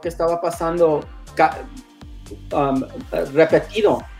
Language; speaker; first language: Spanish; non-native, learner; English